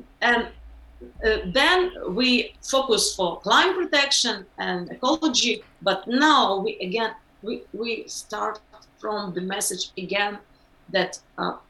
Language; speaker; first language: English; non-native, learner; Ukrainian